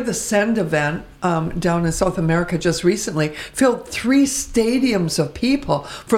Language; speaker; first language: English; native; English